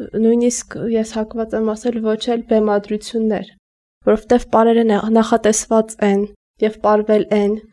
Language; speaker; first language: Armenian; native; Armenian